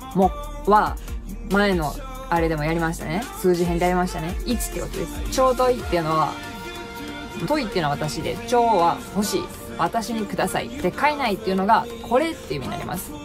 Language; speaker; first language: Japanese; early bilingual, other home language; Vietnamese